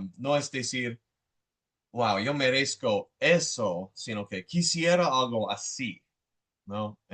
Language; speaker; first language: Spanish; non-native, fluent; English